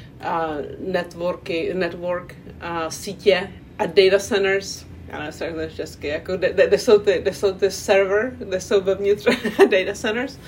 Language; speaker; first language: Czech; non-native, local second language; English